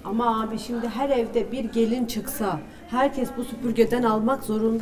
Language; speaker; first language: Turkish; native; Turkish